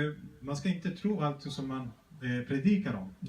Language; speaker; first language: Swedish; early bilingual, other home language; Spanish